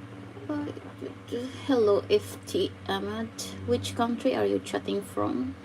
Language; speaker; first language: English; non-native, fluent; Filipino